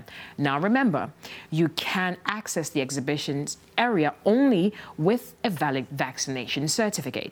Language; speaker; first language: English; non-native, local second language; Akan